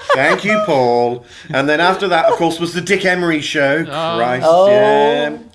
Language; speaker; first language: English; native; English